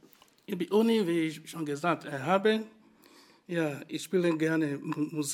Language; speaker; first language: German; non-native, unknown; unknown